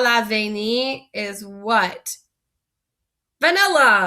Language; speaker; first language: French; non-native, fluent; English